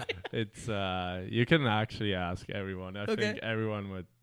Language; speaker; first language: English; non-native, fluent; German